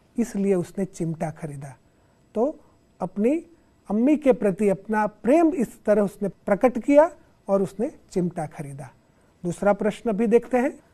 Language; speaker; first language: Hindi; non-native, local second language; Gujarati